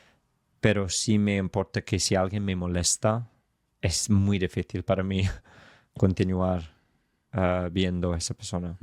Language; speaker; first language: Spanish; non-native, fluent; English